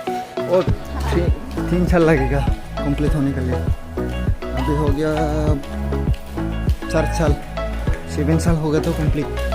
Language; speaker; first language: Hindi; non-native, local second language; Assamese